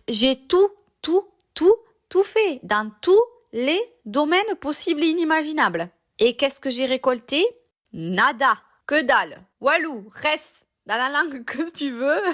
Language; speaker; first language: French; native; French